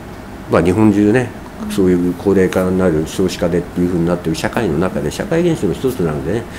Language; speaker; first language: Japanese; native; Japanese